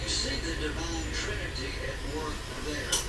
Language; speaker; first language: English; native; English